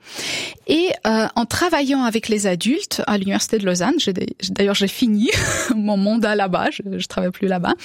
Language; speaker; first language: French; non-native, fluent; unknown